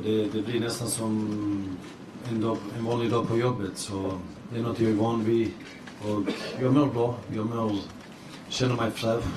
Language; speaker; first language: Swedish; early bilingual, other home language; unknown